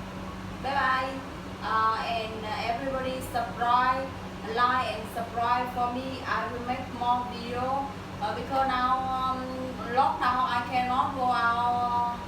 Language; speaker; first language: English; non-native, learner; Vietnamese